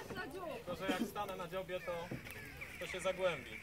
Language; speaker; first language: Polish; native; Polish